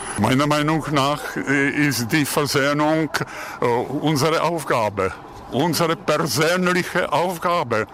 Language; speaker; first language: German; non-native, fluent; Czech